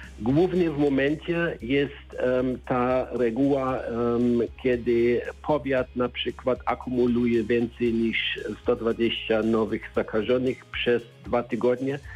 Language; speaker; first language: Polish; non-native, learner; German